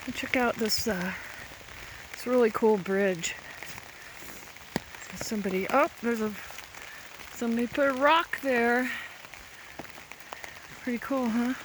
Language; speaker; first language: English; native; English